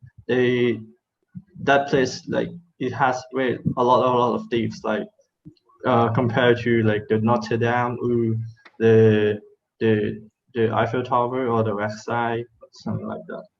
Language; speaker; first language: English; non-native, fluent; Thai